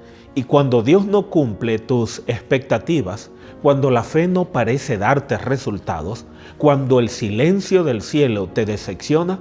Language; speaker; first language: Spanish; native; Spanish